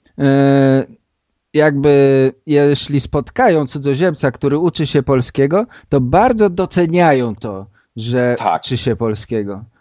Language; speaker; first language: Polish; native; Polish